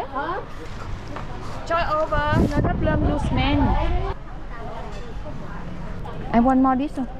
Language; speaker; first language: English; non-native, learner; Vietnamese